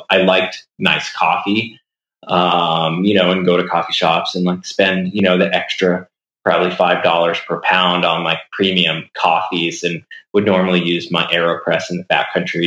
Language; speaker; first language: English; native; English